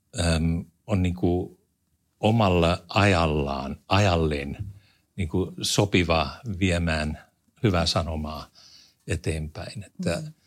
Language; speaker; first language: Finnish; non-native, fluent; English